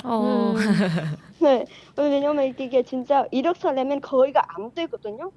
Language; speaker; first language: Korean; non-native, fluent; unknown